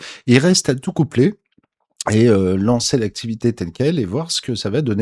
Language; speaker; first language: French; native; French